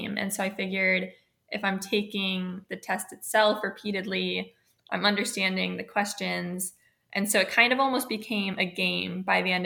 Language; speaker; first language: English; native; English